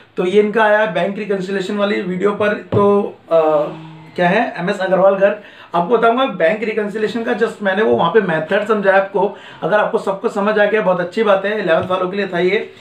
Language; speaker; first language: Hindi; native; Hindi